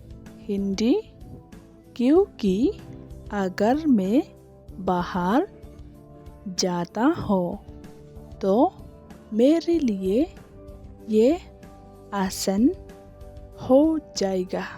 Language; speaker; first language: Hindi; non-native, learner; Khasi